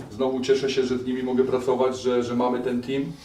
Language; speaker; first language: Polish; native; Polish